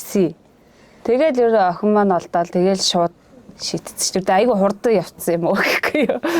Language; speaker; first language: Mongolian; native; Mongolian